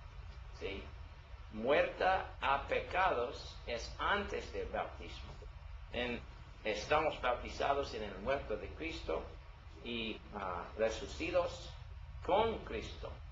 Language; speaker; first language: Spanish; non-native, learner; English